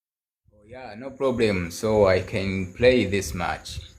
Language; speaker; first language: English; non-native, learner; Swahili